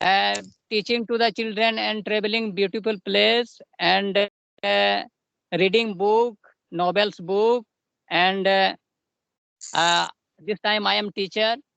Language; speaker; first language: English; non-native, learner; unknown